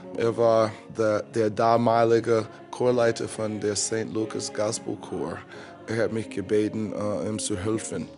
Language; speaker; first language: German; non-native, fluent; English